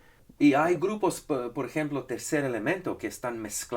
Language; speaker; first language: Spanish; non-native, fluent; English